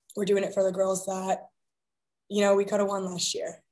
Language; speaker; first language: English; native; English